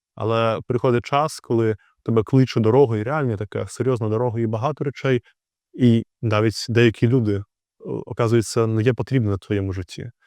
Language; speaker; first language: Ukrainian; native; Ukrainian